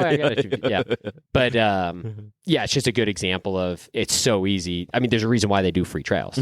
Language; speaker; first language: English; native; English